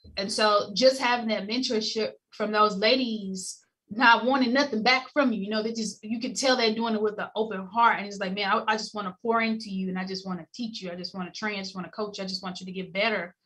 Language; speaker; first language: English; native; English